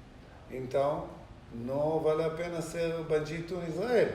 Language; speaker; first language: Portuguese; non-native, learner; Hebrew